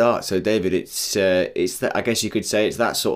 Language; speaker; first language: English; native; English